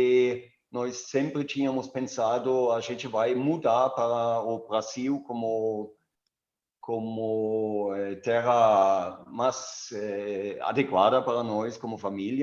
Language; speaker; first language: Portuguese; non-native, fluent; German